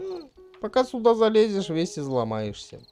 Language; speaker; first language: Russian; native; Russian